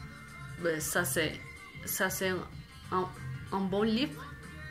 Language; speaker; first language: French; non-native, fluent; Spanish